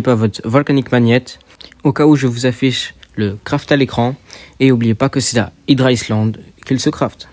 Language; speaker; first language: French; native; French